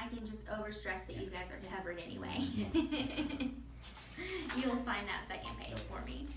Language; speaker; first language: English; native; English